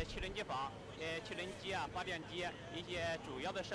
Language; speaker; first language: Chinese; native; Chinese